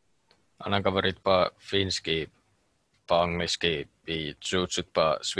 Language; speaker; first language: Russian; non-native, learner; Finnish